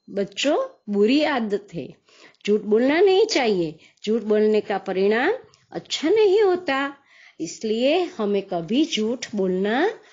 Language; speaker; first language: Hindi; non-native, local second language; Gujarati